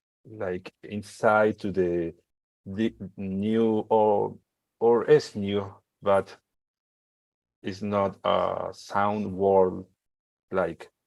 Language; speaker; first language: English; non-native, learner; Spanish